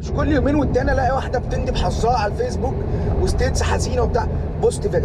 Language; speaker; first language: Arabic; native; Arabic